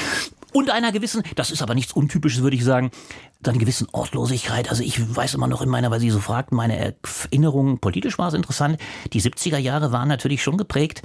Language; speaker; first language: German; native; German